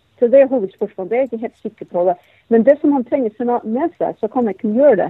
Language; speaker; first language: Norwegian; non-native, fluent; English